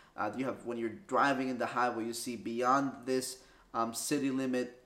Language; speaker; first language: English; early bilingual, other home language; Spanish